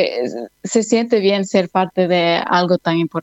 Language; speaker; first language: Spanish; early bilingual, other home language; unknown